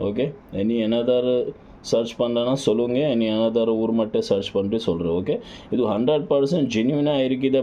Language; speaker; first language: Tamil; non-native, learner; Kannada